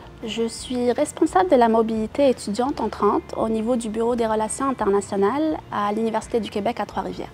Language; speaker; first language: French; non-native, local second language; Arabic